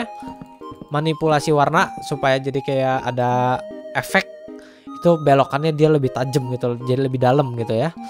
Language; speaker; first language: Indonesian; native; Indonesian